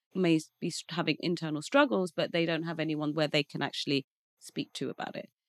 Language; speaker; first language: English; native; English